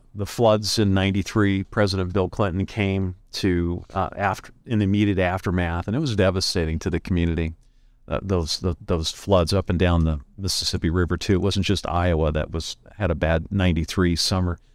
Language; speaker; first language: English; native; English